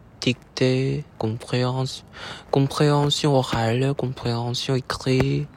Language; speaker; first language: French; non-native, learner; Chinese